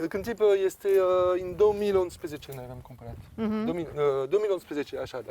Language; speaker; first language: Romanian; non-native, learner; French